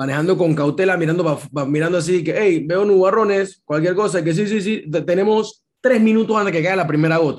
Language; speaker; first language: Spanish; native; Spanish